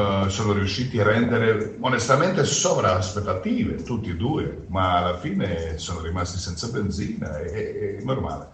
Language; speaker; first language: Italian; non-native, fluent; Croatian